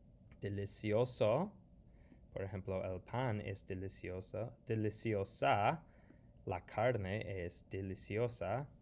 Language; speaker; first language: Spanish; non-native, fluent; English